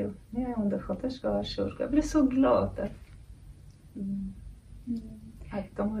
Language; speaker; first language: Swedish; non-native, fluent; Kurdish